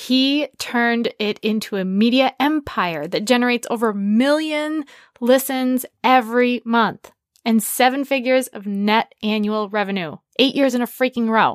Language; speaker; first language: English; native; English